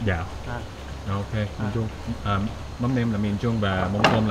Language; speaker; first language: Vietnamese; non-native, learner; English